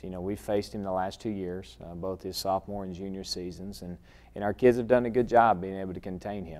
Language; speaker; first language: English; native; English